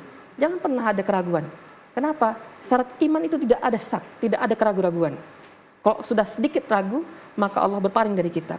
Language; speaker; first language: Indonesian; native; Indonesian